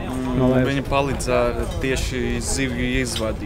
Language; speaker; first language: Latvian; non-native, local second language; Russian